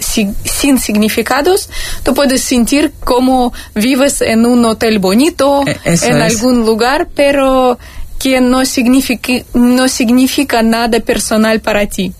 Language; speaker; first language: Spanish; non-native, learner; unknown